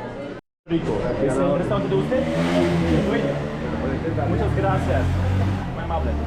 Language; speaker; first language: Spanish; non-native, fluent; Russian